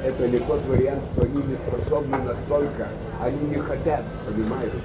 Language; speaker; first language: Russian; non-native, fluent; Lithuanian